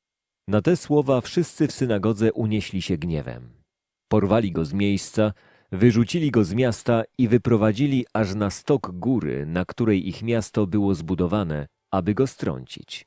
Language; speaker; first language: Polish; native; Polish